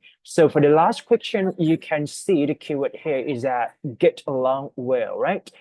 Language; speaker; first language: English; non-native, fluent; Thai